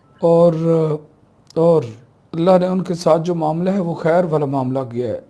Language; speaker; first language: Urdu; native; Urdu